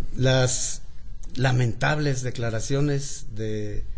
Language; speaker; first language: Spanish; native; Spanish